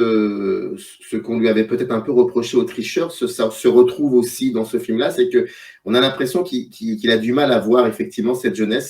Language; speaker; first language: French; native; French